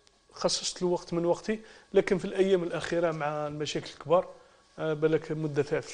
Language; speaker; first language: Arabic; native; Arabic